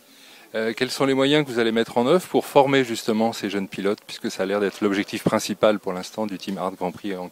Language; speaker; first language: French; native; French